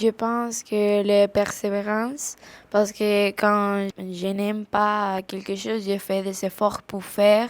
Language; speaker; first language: French; non-native, learner; Spanish